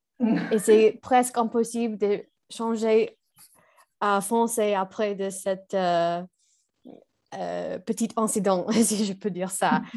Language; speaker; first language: French; non-native, learner; English